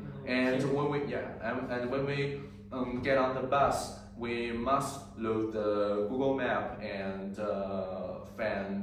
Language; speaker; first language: English; non-native, learner; Chinese